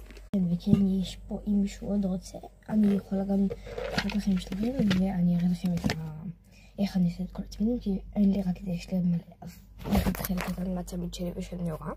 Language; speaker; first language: Hebrew; native; Hebrew